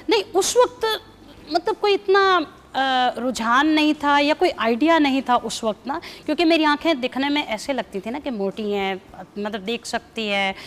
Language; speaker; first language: Urdu; native; Urdu